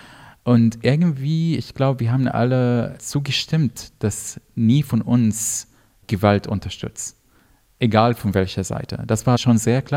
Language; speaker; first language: German; non-native, fluent; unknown